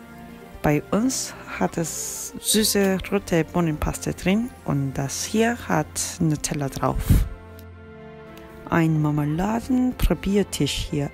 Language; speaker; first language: German; non-native, fluent; Korean